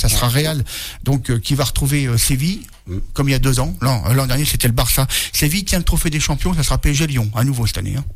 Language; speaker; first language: French; native; French